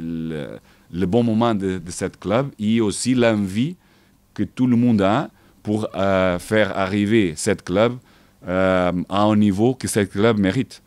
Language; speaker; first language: French; non-native, learner; Portuguese